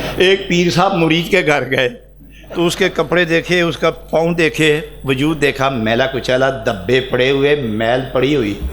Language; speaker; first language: Urdu; non-native, local second language; Punjabi